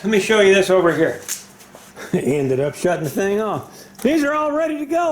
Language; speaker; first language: English; native; English